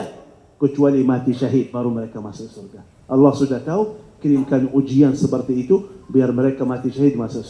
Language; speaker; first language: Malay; non-native, fluent; Arabic